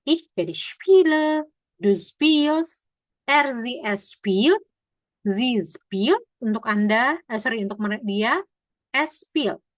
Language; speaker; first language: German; non-native, fluent; Indonesian